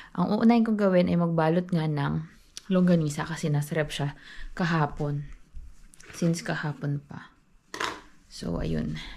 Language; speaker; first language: Filipino; native; Filipino